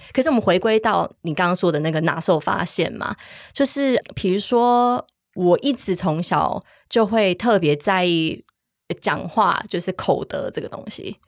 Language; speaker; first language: Chinese; early bilingual, heritage; Chinese